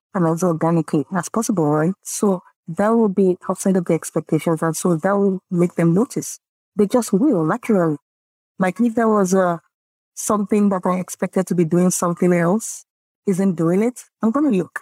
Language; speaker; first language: English; non-native, local second language; Yoruba